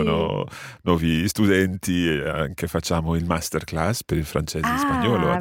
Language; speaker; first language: Italian; non-native, fluent; English